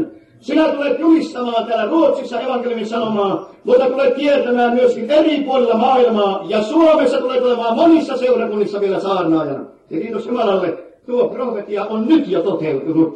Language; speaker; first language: Finnish; native; Finnish